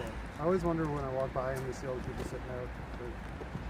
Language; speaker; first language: English; native; English